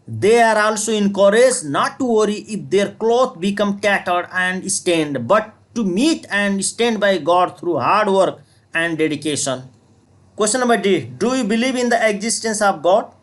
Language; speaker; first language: English; non-native, local second language; Nepali